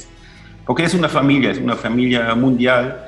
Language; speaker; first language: Spanish; non-native, fluent; German